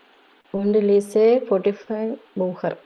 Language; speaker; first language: German; non-native, learner; Malayalam